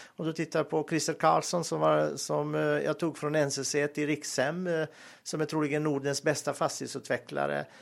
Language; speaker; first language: Swedish; non-native, fluent; Serbian